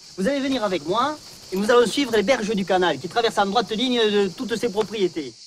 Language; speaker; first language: French; native; French